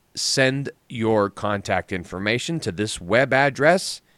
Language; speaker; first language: English; native; English